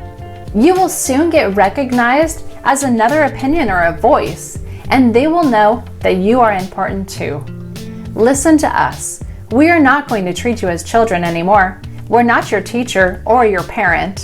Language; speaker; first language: English; native; English